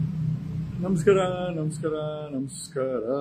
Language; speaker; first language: Kannada; native; Kannada